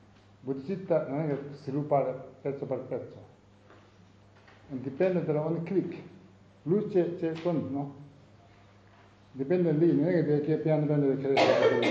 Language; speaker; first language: Italian; non-native, learner; Tibetan